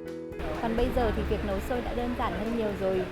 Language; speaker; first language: Vietnamese; native; Vietnamese